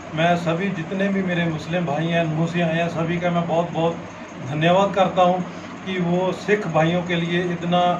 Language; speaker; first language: Hindi; non-native, local second language; Punjabi